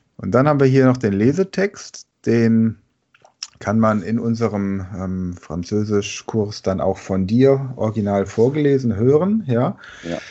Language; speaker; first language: German; native; German